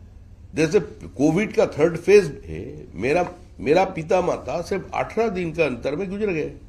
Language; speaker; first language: Hindi; non-native, local second language; Bangla